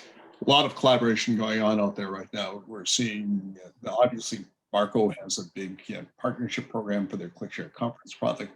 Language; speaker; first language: English; native; English